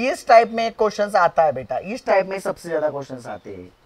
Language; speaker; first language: Hindi; non-native, local second language; Marathi